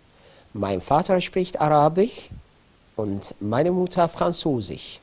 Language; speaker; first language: German; non-native, fluent; Arabic